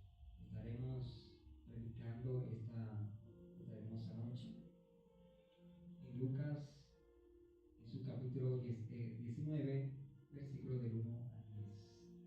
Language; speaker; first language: Spanish; native; Spanish